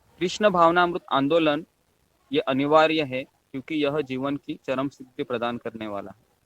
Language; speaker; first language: Hindi; non-native, local second language; Marathi